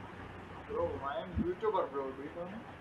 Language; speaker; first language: English; non-native, learner; Malayalam